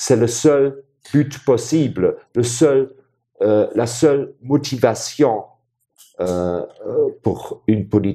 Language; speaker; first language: French; non-native, fluent; German